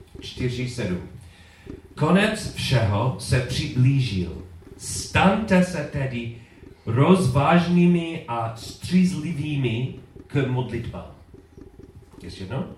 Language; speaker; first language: Czech; non-native, learner; English